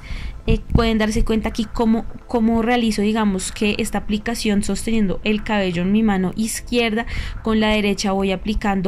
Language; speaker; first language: Spanish; native; Spanish